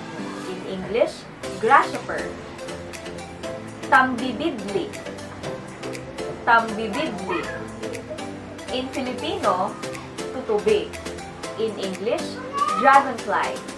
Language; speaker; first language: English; non-native, local second language; Aklanon